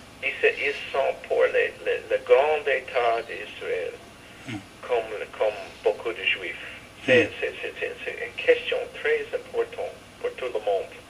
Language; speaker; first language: French; non-native, fluent; English